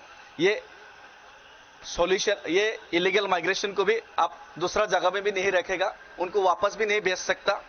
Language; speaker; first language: Hindi; non-native, local second language; Kok Borok